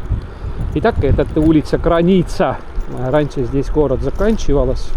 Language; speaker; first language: Russian; non-native, local second language; Estonian